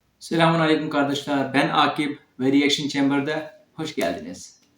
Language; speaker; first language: Turkish; non-native, learner; Urdu